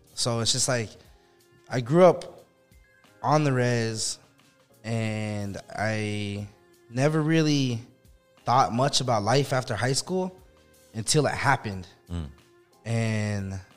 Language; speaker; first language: English; native; English